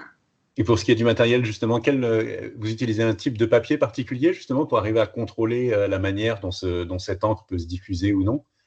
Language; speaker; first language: French; native; French